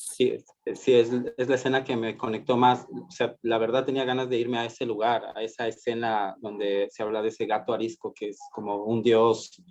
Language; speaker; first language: Spanish; native; Spanish